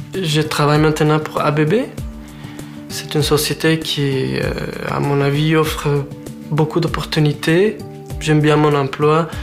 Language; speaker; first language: French; non-native, fluent; Spanish